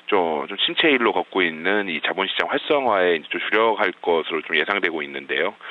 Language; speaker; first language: Korean; native; Korean